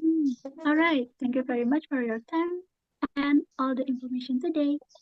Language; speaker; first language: English; non-native, learner; Indonesian